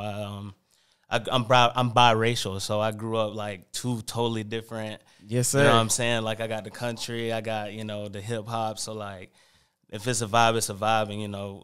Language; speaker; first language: English; native; English